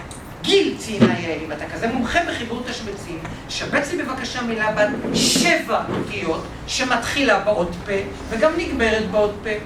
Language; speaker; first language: Hebrew; native; Hebrew